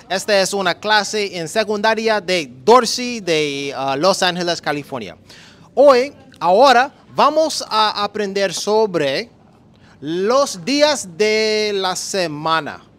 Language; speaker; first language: Spanish; non-native, learner; English